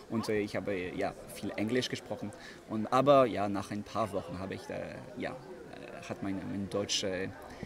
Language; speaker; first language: German; non-native, learner; French